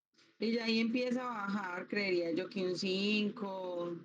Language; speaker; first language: Spanish; native; Spanish